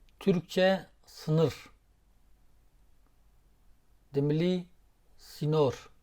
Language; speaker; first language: Turkish; non-native, local second language; Zaza